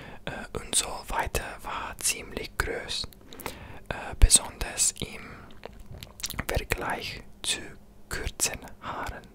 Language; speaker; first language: German; non-native, learner; English